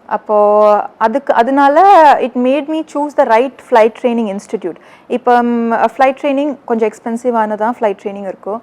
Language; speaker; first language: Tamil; early bilingual, heritage; Tamil